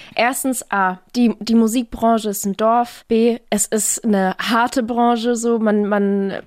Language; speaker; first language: German; native; German